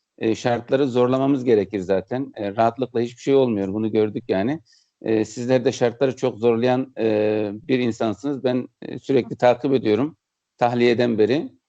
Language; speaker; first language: Turkish; native; Turkish